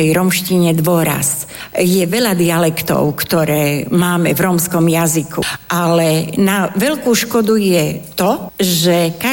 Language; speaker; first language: Slovak; non-native, local second language; Romany